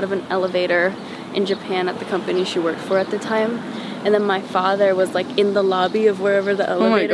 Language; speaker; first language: English; early bilingual, other home language; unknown